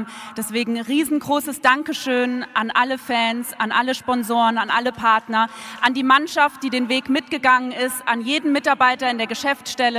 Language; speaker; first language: German; native; German